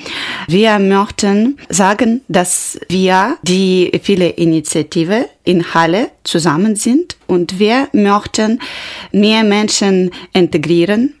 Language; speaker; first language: German; non-native, learner; Ukrainian